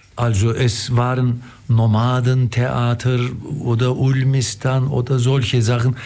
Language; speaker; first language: German; non-native, fluent; Turkish